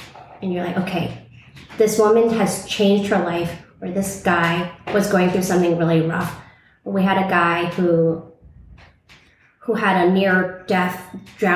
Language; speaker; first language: English; native; English